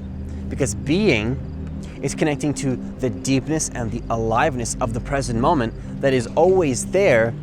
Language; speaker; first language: English; native; English